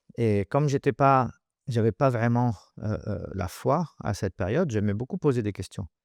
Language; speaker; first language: French; non-native, local second language; Arabic